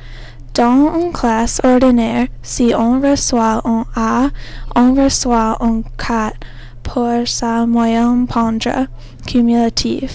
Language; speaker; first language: French; non-native, learner; English